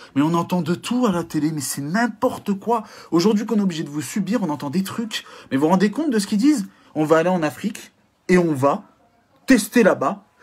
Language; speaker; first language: French; native; French